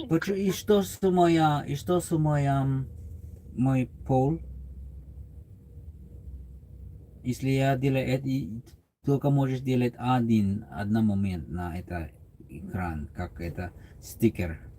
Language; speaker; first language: Russian; non-native, learner; English